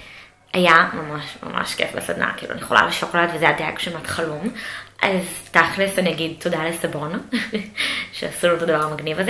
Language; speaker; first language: Hebrew; native; Hebrew